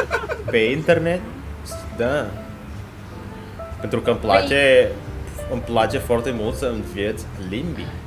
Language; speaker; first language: Romanian; non-native, learner; Indonesian